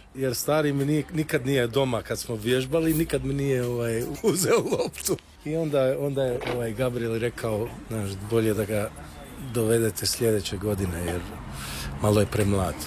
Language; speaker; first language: Croatian; early bilingual, heritage; Croatian